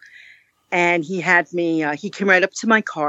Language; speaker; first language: English; native; English